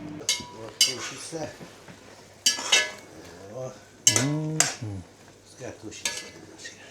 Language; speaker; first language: Russian; non-native, fluent; Uzbek